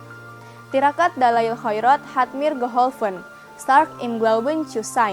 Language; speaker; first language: German; non-native, learner; Indonesian